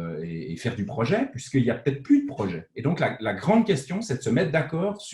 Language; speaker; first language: French; native; French